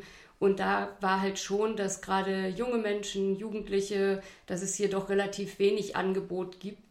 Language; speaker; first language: German; native; German